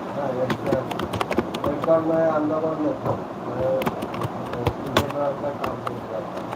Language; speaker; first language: Hindi; non-native, local second language; Santali